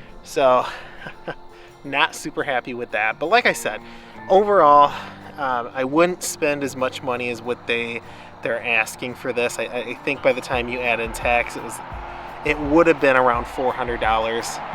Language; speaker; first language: English; native; English